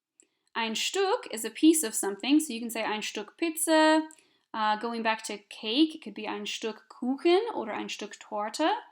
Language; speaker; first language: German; non-native, fluent; English